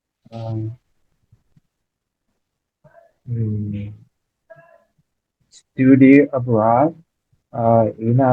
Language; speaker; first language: English; non-native, learner; Vietnamese